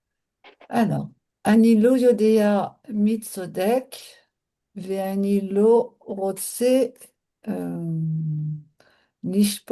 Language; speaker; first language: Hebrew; non-native, learner; French